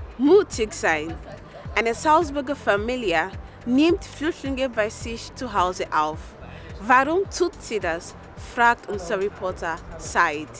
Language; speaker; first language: German; non-native, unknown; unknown